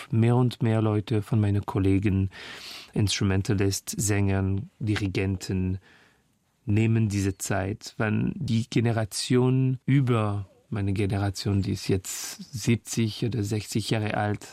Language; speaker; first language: German; non-native, fluent; French